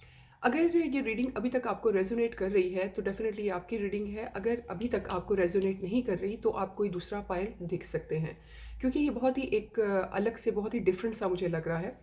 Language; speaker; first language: Hindi; native; Hindi